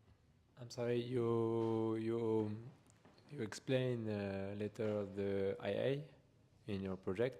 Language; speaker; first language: English; non-native, learner; French